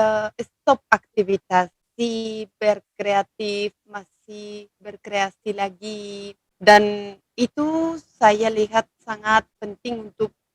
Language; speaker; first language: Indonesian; non-native, fluent; Spanish